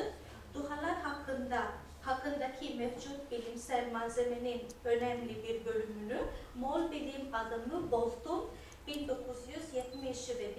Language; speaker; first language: Turkish; non-native, fluent; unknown